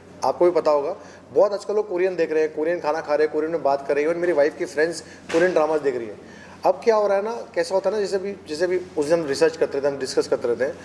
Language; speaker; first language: Hindi; native; Hindi